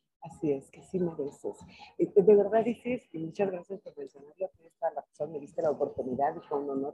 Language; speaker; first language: Spanish; native; Spanish